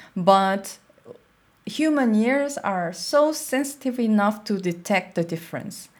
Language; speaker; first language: English; non-native, fluent; Korean